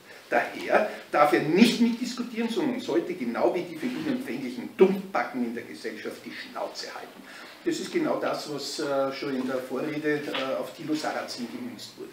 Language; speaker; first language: German; native; German